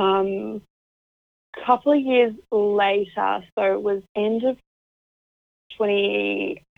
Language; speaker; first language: English; native; English